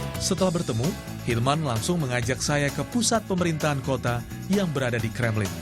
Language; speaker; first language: Indonesian; native; Indonesian